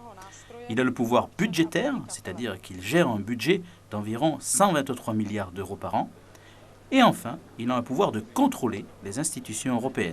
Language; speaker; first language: French; native; French